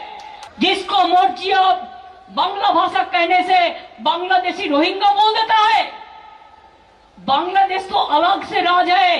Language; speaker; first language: Hindi; non-native, local second language; Bangla